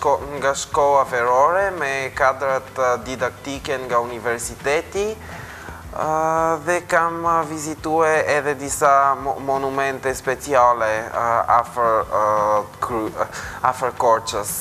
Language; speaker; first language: Albanian; non-native, fluent; Bulgarian